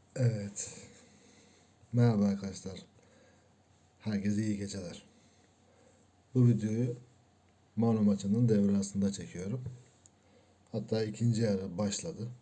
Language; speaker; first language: Turkish; native; Turkish